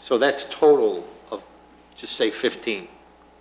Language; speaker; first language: English; native; English